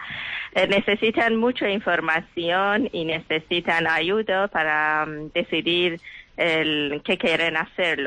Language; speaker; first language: Spanish; non-native, learner; Persian